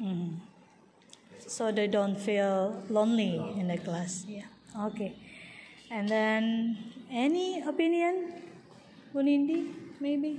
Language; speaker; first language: English; non-native, fluent; Indonesian